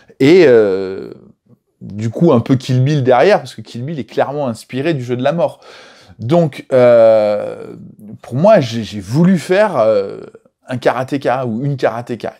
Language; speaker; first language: French; native; French